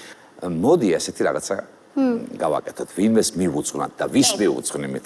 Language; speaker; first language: Georgian; native; Georgian